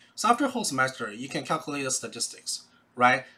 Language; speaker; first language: English; non-native, fluent; Chinese